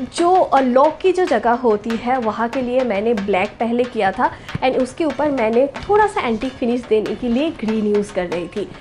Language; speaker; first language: Hindi; non-native, local second language; Bangla